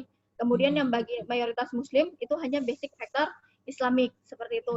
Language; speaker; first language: Indonesian; native; Indonesian